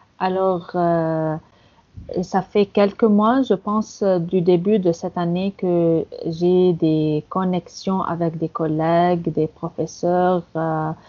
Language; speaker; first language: French; non-native, fluent; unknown